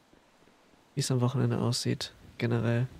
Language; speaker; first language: German; native; German